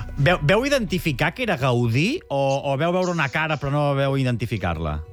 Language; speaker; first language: Catalan; native; Catalan